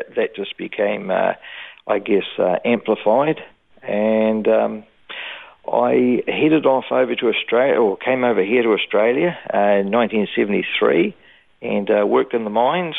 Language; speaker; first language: English; native; English